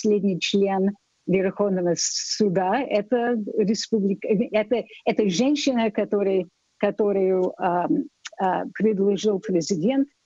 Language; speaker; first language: Russian; non-native, fluent; English